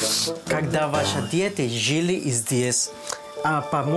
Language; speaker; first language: Ukrainian; non-native, learner; Spanish